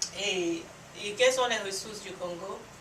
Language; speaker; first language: French; non-native, learner; English